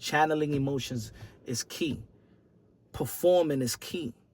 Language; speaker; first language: English; native; English